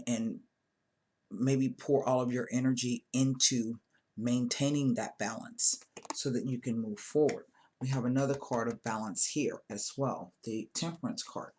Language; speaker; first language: English; native; English